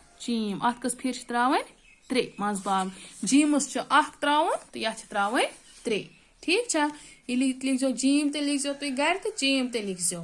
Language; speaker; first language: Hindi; non-native, local second language; Kashmiri